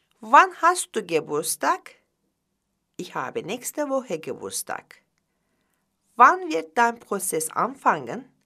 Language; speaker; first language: German; non-native, fluent; Turkish